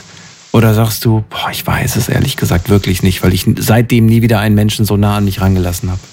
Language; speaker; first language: German; native; German